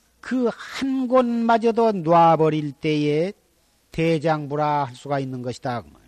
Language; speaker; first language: Korean; native; Korean